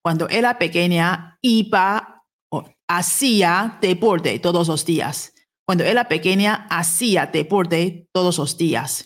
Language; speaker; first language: Spanish; non-native, fluent; Chinese